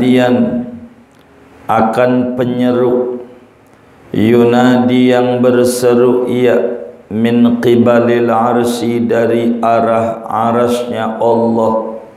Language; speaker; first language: Indonesian; native; Indonesian